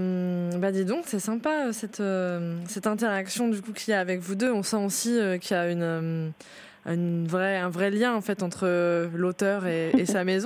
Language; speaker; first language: French; native; French